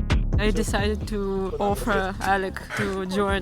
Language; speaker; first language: English; non-native, fluent; Russian